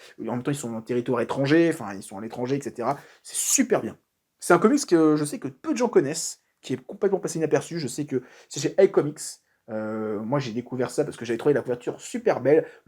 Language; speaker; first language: French; native; French